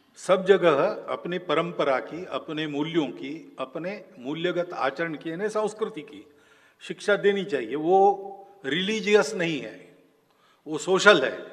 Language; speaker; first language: Hindi; non-native, local second language; Marathi